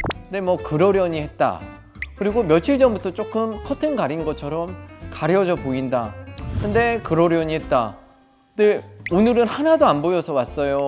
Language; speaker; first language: Korean; native; Korean